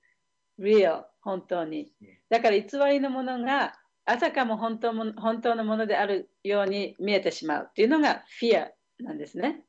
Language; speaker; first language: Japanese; native; Japanese